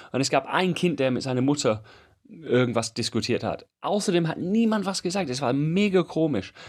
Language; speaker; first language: German; non-native, fluent; English